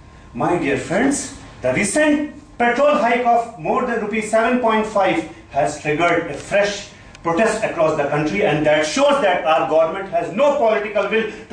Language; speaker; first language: English; non-native, local second language; Hindi